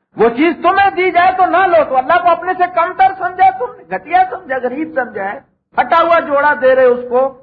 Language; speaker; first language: Urdu; non-native, local second language; Punjabi